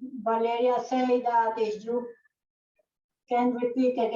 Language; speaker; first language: English; non-native, learner; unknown